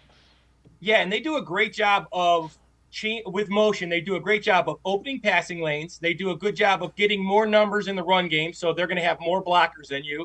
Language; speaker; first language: English; native; English